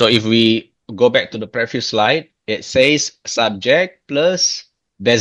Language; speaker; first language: English; non-native, fluent; Indonesian